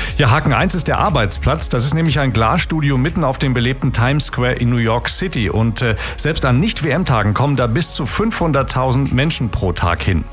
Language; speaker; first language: German; native; German